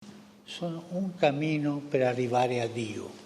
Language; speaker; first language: Italian; non-native, fluent; Spanish